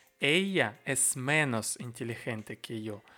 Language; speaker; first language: Spanish; non-native, learner; Russian